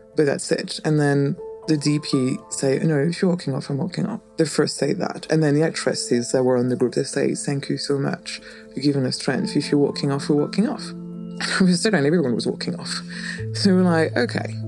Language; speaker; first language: English; non-native, fluent; French